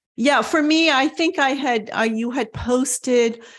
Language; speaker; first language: English; early bilingual, other home language; French